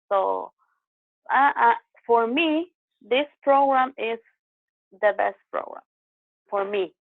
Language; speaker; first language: English; non-native, learner; Spanish